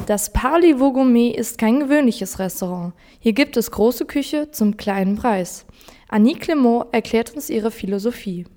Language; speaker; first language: German; native; German